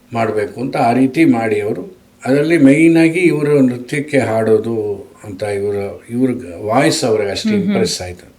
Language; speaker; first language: Kannada; non-native, local second language; Telugu